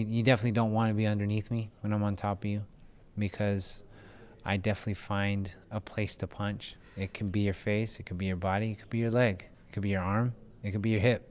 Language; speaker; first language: English; early bilingual, other home language; Filipino